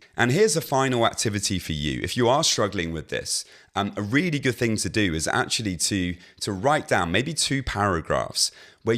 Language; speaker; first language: English; native; English